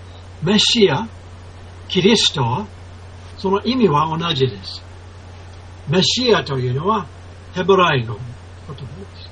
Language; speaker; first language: Japanese; non-native, fluent; English